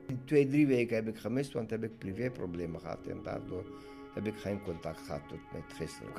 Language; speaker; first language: Dutch; non-native, learner; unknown